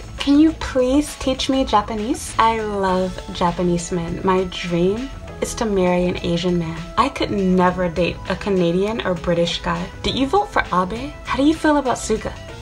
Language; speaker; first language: English; native; English